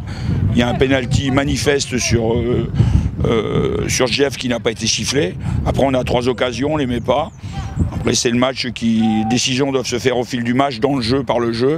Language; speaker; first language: French; native; French